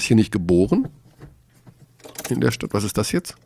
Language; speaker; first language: German; native; German